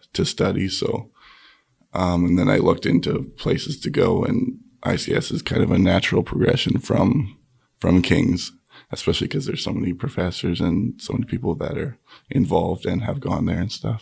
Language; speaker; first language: English; native; English